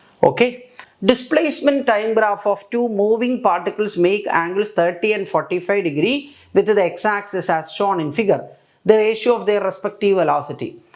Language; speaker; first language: English; non-native, local second language; Malayalam